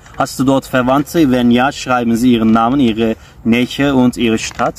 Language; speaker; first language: German; non-native, learner; Turkish